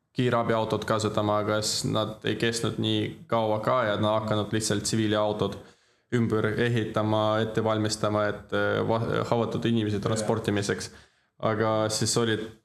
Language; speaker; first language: Estonian; non-native, learner; Ukrainian